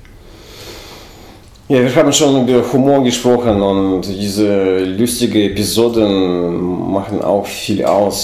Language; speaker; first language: German; non-native, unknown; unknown